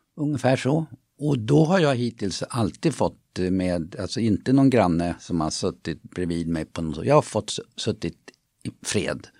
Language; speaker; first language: Swedish; non-native, fluent; German